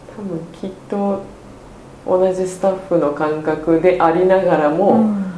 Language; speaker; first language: Japanese; native; Japanese